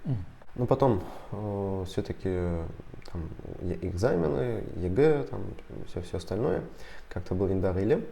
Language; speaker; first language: Russian; non-native, local second language; Tatar